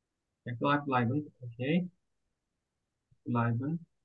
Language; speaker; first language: German; non-native, learner; Turkish